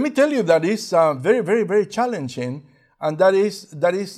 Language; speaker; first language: English; non-native, fluent; Spanish